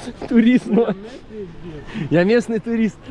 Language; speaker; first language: Russian; native; Russian